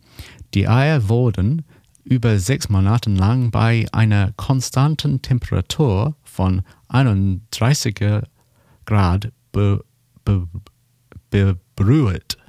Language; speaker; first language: German; non-native, learner; English